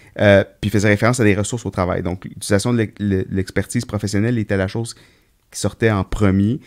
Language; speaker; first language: French; native; French